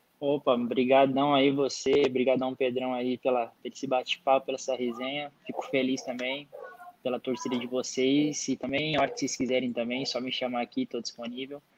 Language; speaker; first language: Portuguese; native; Portuguese